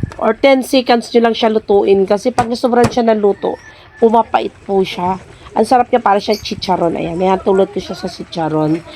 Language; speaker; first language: Filipino; non-native, local second language; Cebuano